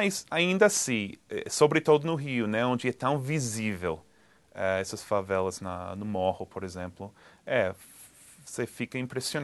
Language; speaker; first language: Portuguese; non-native, fluent; English